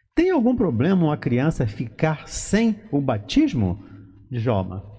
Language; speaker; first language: Portuguese; native; Portuguese